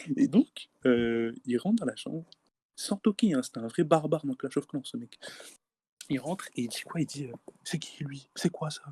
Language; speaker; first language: French; native; French